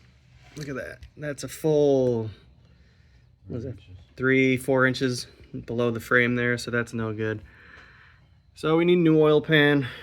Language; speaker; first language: English; native; English